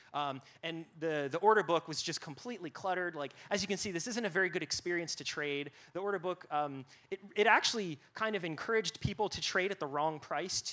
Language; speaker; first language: English; native; English